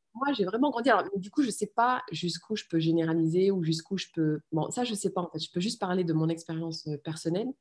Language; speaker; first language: French; early bilingual, other home language; Riffian